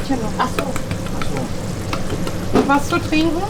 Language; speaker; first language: German; native; German